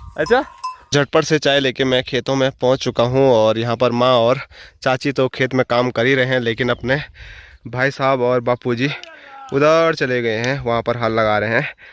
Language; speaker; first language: Hindi; native; Hindi